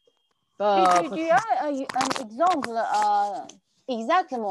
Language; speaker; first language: French; non-native, learner; Chinese